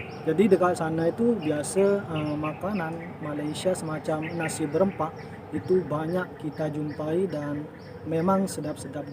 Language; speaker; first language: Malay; non-native, local second language; Indonesian